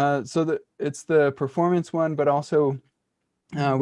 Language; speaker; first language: English; native; English